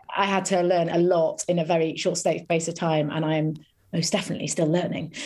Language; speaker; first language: English; native; English